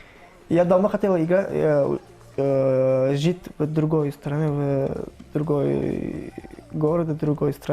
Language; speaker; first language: Russian; non-native, learner; Turkish